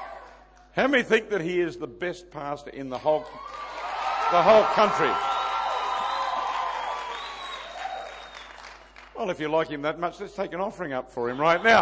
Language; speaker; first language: English; native; English